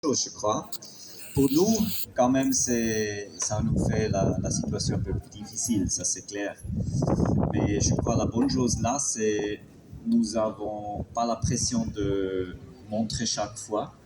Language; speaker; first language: French; non-native, fluent; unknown